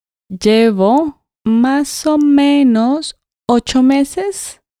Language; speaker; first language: Spanish; native; Spanish